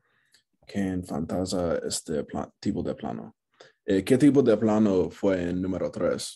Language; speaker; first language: Spanish; non-native, learner; English